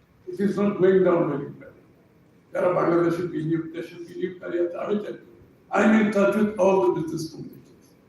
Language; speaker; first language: English; non-native, local second language; Bangla